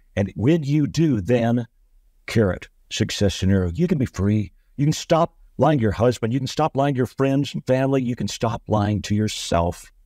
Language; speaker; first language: English; native; English